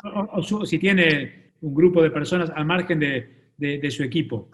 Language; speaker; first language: Spanish; native; Spanish